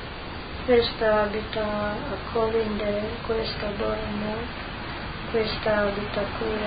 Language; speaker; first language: Italian; non-native, local second language; Slovenian